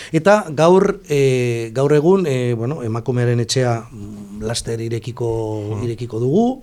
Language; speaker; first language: Basque; non-native, local second language; Spanish